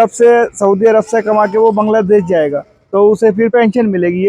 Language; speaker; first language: Hindi; native; Hindi